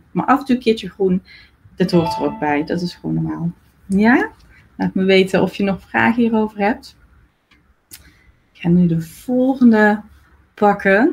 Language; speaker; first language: Dutch; native; Dutch